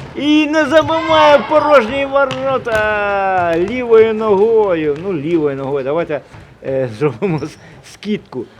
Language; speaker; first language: Ukrainian; non-native, local second language; Russian